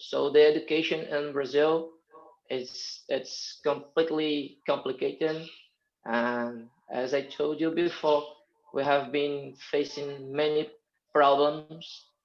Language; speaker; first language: English; non-native, fluent; Portuguese